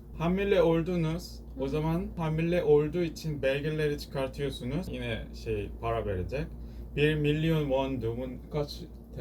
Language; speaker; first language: Turkish; non-native, learner; Korean